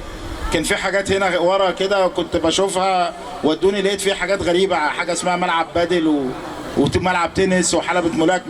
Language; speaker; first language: Arabic; native; Arabic